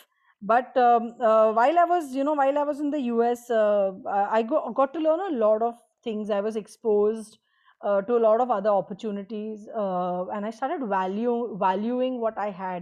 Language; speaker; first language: English; non-native, local second language; Marathi